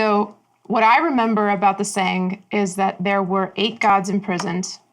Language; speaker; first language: English; native; English